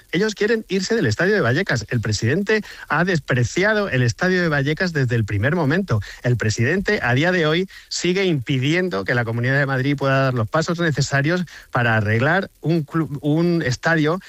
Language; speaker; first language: Spanish; native; Spanish